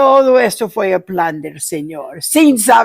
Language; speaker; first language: Spanish; non-native, fluent; English